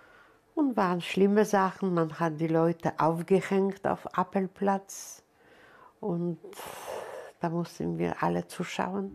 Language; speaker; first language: German; non-native, fluent; Polish